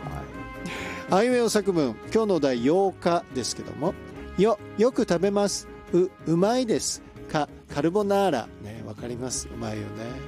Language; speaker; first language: Japanese; native; Japanese